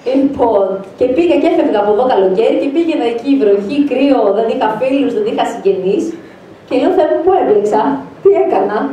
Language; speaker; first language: Greek; native; Greek